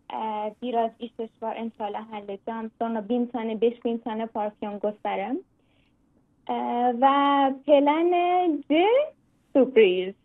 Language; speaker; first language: Turkish; non-native, learner; Persian